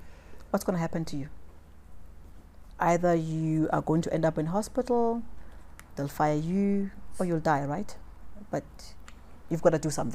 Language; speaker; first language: English; non-native, local second language; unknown